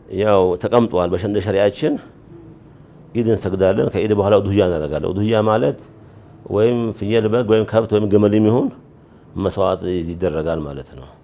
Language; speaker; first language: Amharic; native; Amharic